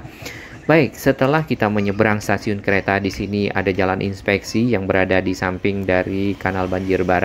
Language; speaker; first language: Indonesian; native; Indonesian